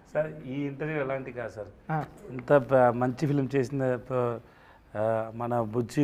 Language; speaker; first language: Telugu; non-native, learner; Tamil